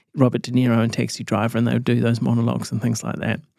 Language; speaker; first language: English; native; English